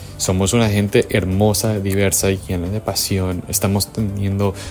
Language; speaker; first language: Spanish; early bilingual, heritage; Spanish